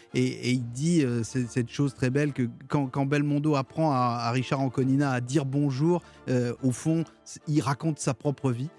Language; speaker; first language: French; native; French